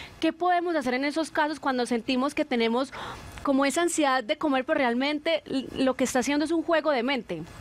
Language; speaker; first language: Spanish; native; Spanish